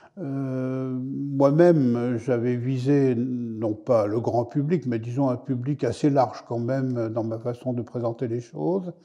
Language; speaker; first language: French; native; French